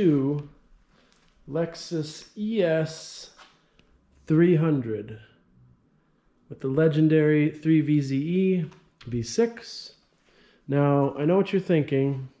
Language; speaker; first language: English; native; English